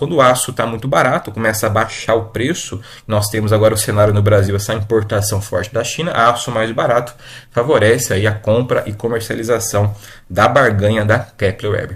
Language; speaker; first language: Portuguese; native; Portuguese